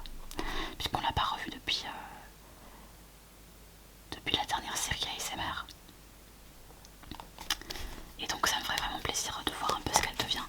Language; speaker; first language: French; native; French